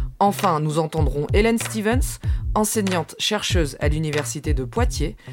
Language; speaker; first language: French; native; French